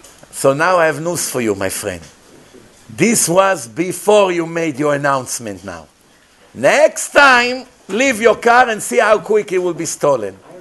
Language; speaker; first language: English; non-native, fluent; Hebrew